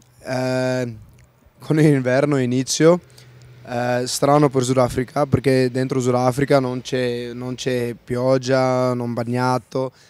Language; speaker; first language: Italian; non-native, learner; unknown